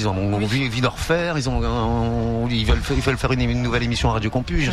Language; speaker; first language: French; native; French